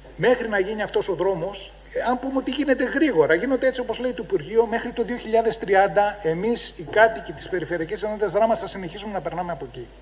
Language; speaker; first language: Greek; native; Greek